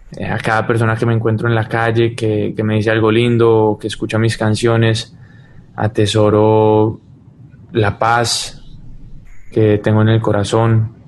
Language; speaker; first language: Spanish; early bilingual, heritage; Spanish